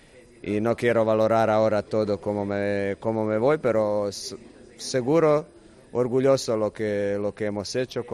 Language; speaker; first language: Spanish; non-native, fluent; Croatian